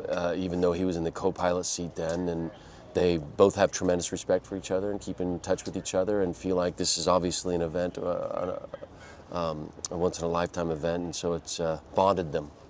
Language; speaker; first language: English; native; English